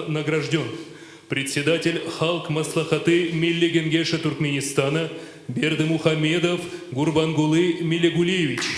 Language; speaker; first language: Russian; native; Russian